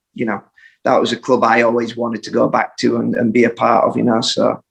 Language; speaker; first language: English; native; English